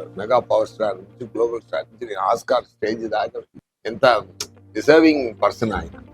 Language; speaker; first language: Telugu; non-native, learner; Tamil